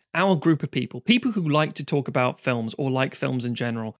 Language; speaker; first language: English; native; English